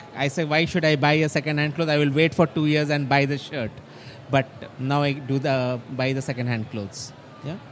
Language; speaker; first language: English; non-native, local second language; Bangla